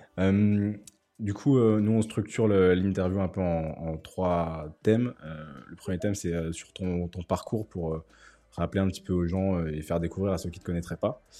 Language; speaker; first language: French; native; French